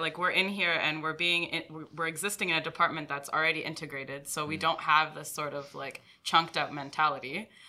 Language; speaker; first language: English; early bilingual, other home language; French